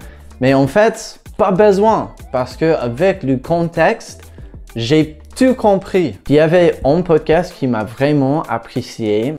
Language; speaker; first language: French; non-native, fluent; English